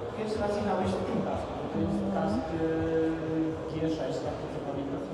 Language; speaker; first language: Polish; native; Polish